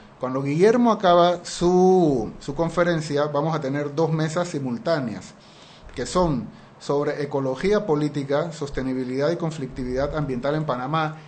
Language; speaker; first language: Spanish; native; Spanish